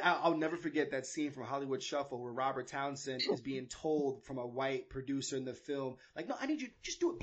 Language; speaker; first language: English; native; English